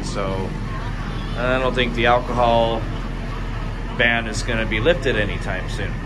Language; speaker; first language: English; native; English